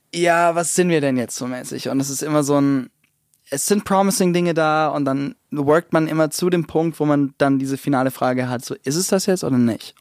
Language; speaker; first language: German; native; German